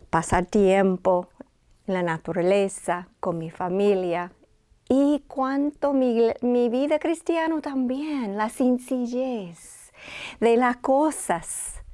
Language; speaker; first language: Spanish; non-native, fluent; English